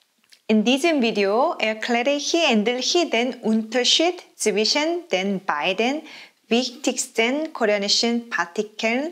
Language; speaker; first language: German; non-native, fluent; Korean